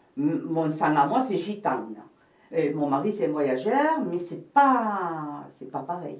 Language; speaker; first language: French; native; French